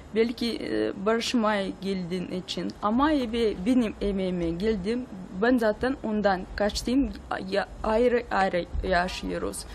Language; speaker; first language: Turkish; non-native, learner; Russian